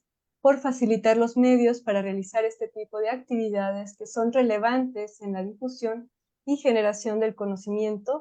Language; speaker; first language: Spanish; native; Spanish